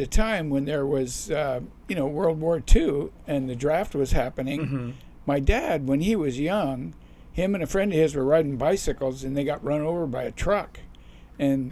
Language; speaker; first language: English; native; English